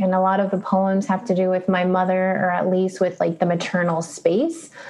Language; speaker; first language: English; early bilingual, other home language; Spanish